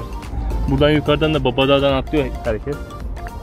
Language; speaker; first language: Turkish; native; Turkish